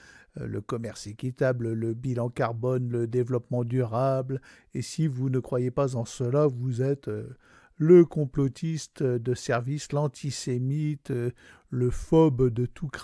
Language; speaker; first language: French; native; French